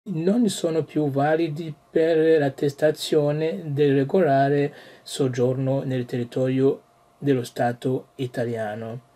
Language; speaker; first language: Italian; non-native, fluent; French